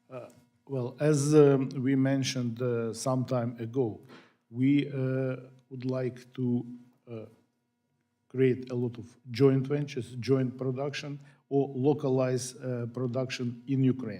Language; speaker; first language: English; non-native, fluent; Ukrainian